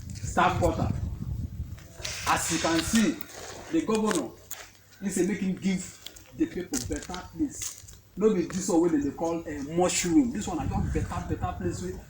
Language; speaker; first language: Nigerian Pidgin; non-native, local second language; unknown